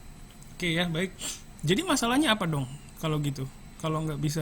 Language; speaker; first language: Indonesian; native; Indonesian